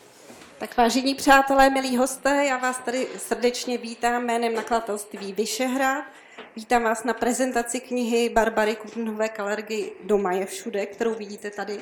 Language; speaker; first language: Czech; native; Czech